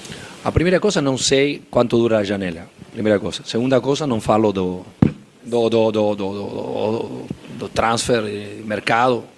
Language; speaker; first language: Portuguese; non-native, fluent; Spanish